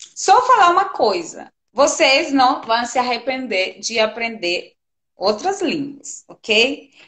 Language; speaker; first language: Portuguese; non-native, fluent; Spanish